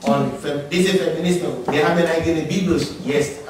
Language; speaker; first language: German; non-native, learner; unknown